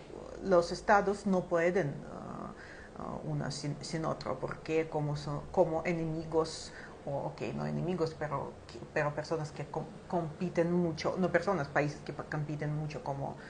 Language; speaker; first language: Spanish; non-native, fluent; Ukrainian